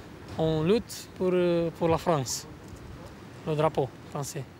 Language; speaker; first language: French; non-native, learner; Romanian